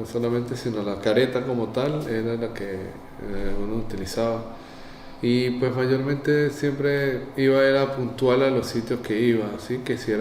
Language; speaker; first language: Spanish; native; Spanish